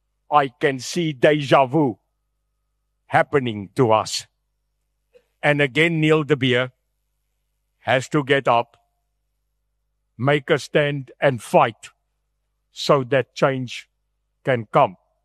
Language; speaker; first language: English; non-native, local second language; Afrikaans